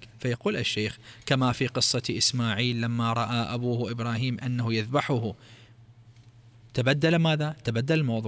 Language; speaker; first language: Arabic; native; Arabic